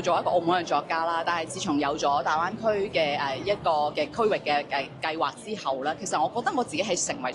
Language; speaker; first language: Cantonese; native; Cantonese